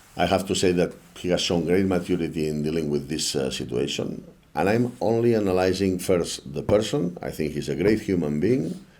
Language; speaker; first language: English; non-native, fluent; Spanish